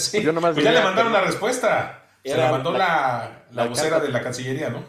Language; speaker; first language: Spanish; native; Spanish